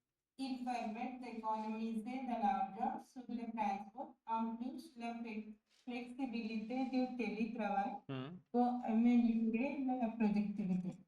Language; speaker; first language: French; non-native, learner; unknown